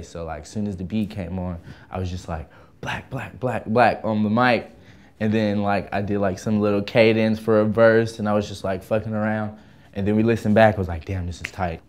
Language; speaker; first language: English; native; English